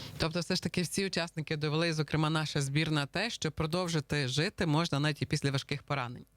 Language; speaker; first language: Ukrainian; native; Ukrainian